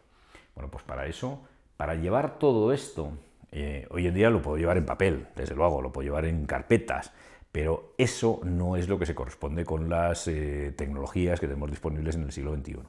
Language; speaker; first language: Spanish; native; Spanish